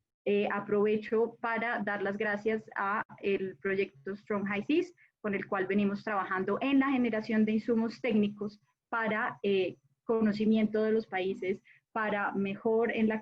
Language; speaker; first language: Spanish; native; Spanish